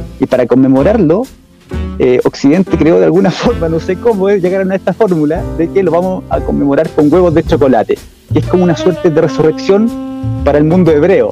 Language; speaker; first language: Spanish; native; Spanish